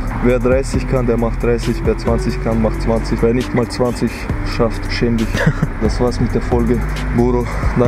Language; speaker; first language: German; early bilingual, other home language; Chechen